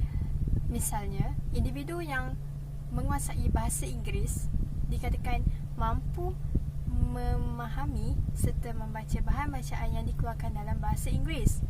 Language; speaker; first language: Malay; native; Malay